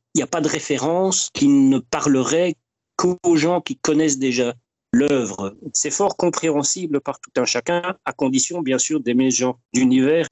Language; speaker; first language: French; native; French